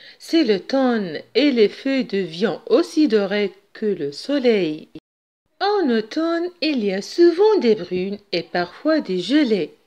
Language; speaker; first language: French; non-native, local second language; Arabic